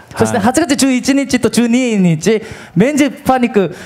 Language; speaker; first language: Japanese; non-native, fluent; Korean